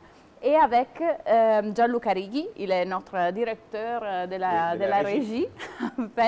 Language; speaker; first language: French; non-native, fluent; Italian